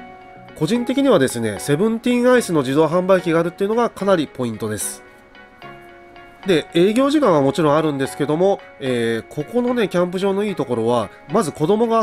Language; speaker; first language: Japanese; native; Japanese